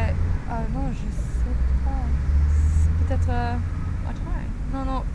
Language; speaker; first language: French; non-native, learner; English